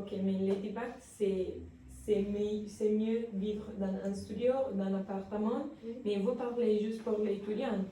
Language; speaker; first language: French; non-native, learner; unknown